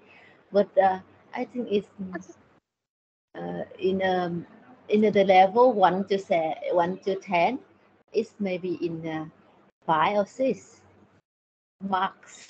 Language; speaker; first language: English; non-native, learner; Thai